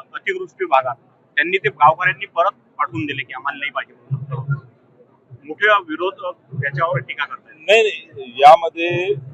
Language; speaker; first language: Marathi; non-native, local second language; Lambadi